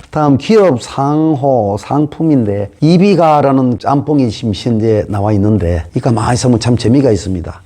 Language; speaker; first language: Korean; native; Korean